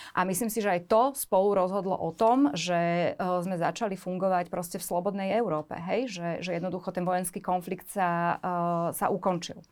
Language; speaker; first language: Slovak; native; Slovak